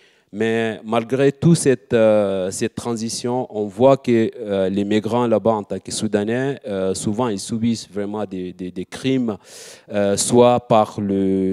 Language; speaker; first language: French; non-native, local second language; Arabic